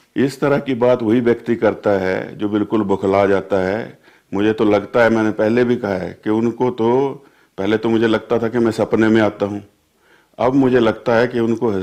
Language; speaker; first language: Hindi; native; Hindi